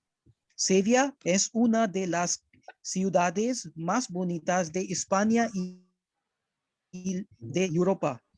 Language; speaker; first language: Spanish; non-native, learner; Hindi